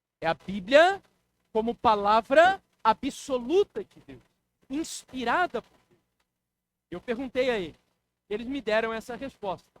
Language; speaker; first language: Portuguese; native; Portuguese